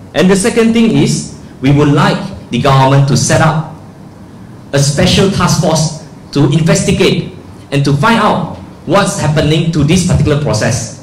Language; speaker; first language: English; non-native, local second language; Chinese